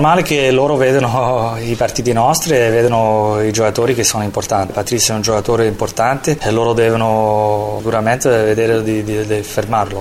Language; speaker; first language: Italian; early bilingual, heritage; Italian